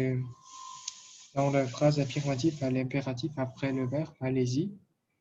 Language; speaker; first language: French; non-native, learner; Russian